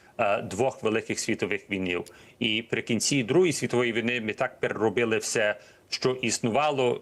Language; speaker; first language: Ukrainian; early bilingual, heritage; Ukrainian